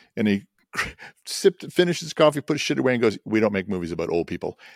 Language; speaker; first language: English; native; English